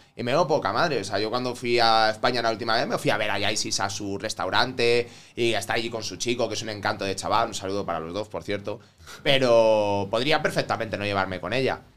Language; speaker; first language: Spanish; native; Spanish